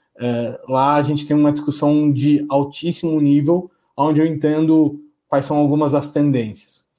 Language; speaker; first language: Portuguese; native; Portuguese